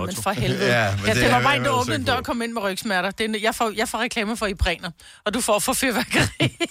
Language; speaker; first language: Danish; native; Danish